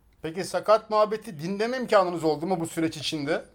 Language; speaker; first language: Turkish; native; Turkish